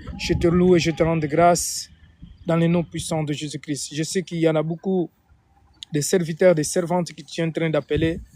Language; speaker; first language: French; non-native, fluent; Portuguese